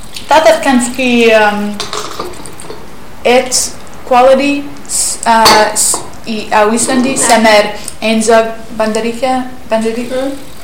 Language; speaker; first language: Icelandic; non-native, learner; English